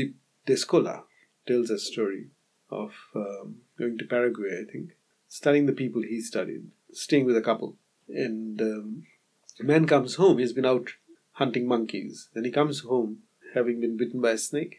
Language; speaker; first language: English; non-native, local second language; Bangla